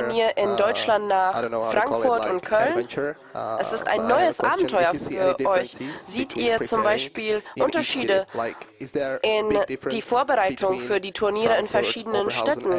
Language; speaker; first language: German; non-native, fluent; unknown